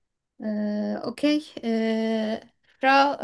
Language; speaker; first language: German; non-native, learner; Turkish